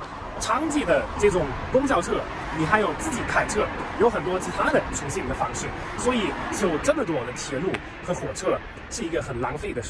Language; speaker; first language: Chinese; non-native, fluent; German